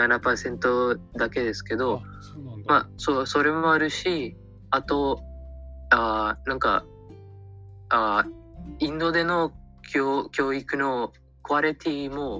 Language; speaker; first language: Japanese; non-native, fluent; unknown